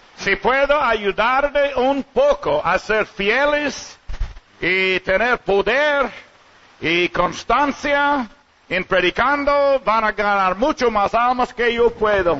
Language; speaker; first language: Spanish; non-native, learner; English